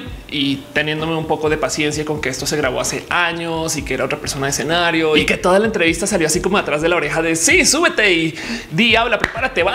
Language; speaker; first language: Spanish; native; Spanish